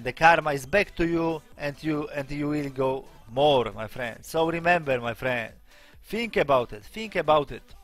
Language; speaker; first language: English; non-native, learner; Polish